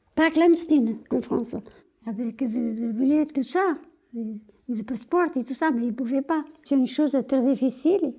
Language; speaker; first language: French; non-native, fluent; Portuguese